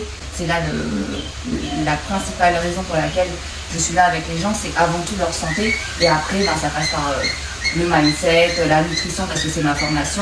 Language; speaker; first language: French; native; French